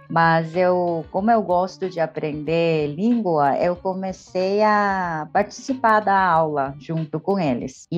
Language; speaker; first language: Portuguese; non-native, fluent; Korean